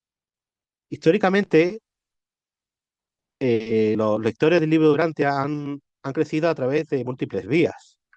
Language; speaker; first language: Spanish; native; Spanish